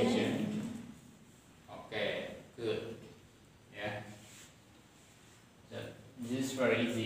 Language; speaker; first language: English; non-native, fluent; Indonesian